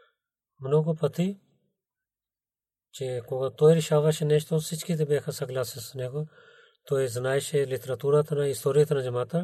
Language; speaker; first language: Bulgarian; non-native, learner; Urdu